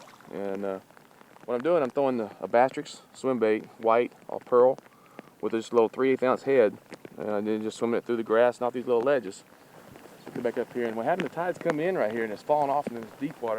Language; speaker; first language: English; native; English